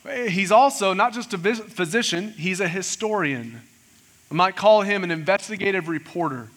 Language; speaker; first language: English; native; English